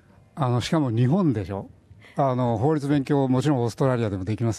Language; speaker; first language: Japanese; native; Japanese